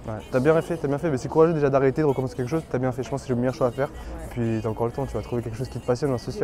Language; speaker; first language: French; native; French